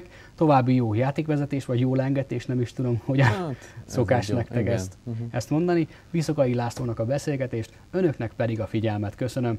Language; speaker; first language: Hungarian; native; Hungarian